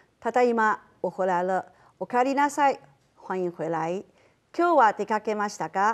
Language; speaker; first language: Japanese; non-native, fluent; Chinese